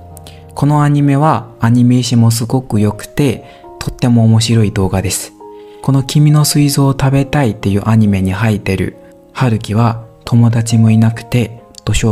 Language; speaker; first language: Japanese; non-native, learner; Burmese